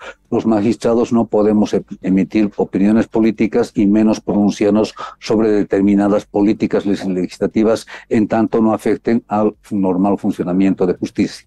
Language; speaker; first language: Spanish; native; Spanish